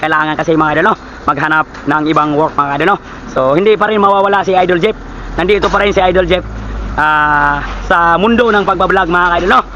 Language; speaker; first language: Filipino; non-native, local second language; Cebuano